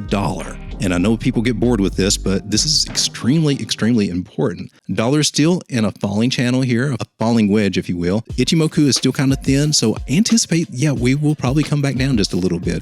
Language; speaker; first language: English; native; English